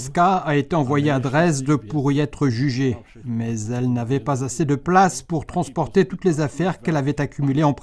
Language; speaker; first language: French; native; French